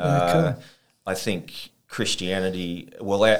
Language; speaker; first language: English; native; English